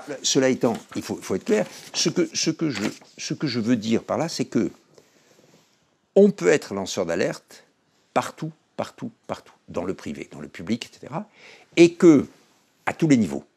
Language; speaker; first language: French; native; French